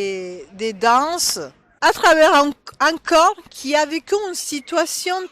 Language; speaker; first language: French; non-native, fluent; Spanish